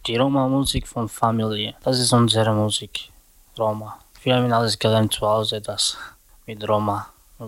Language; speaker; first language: German; non-native, learner; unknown